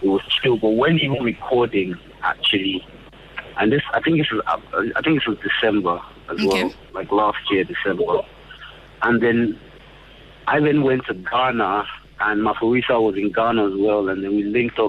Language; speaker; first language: English; non-native, local second language; Yoruba